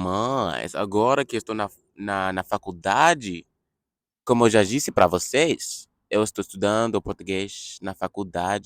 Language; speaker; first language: Portuguese; non-native, fluent; English